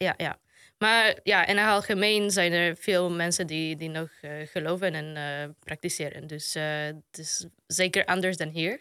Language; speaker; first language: Dutch; non-native, fluent; Polish